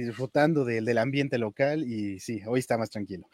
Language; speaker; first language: Spanish; native; Spanish